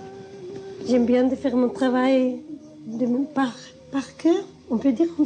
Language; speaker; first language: French; non-native, fluent; Spanish